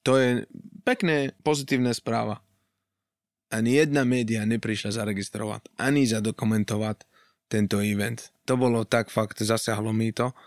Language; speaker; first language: Slovak; non-native, fluent; Arabic